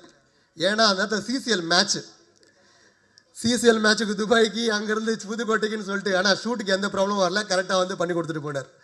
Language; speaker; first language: Tamil; native; Tamil